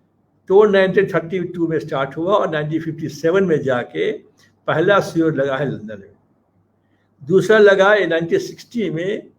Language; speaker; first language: Hindi; native; Hindi